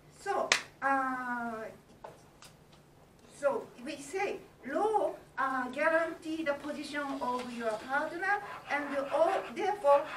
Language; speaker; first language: English; non-native, learner; Japanese